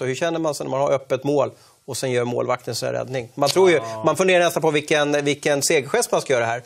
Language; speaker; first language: Swedish; native; Swedish